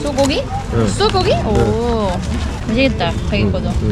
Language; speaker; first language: Korean; non-native, learner; Spanish